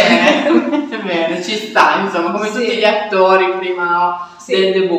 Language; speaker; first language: Italian; native; Italian